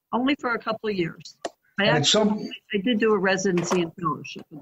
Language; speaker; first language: English; native; English